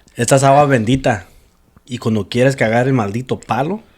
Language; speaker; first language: Spanish; early bilingual, other home language; English